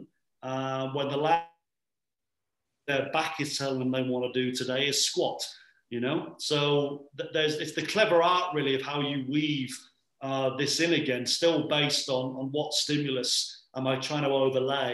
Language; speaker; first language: English; native; English